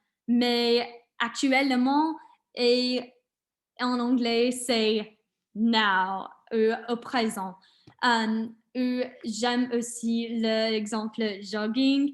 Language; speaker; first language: French; non-native, learner; English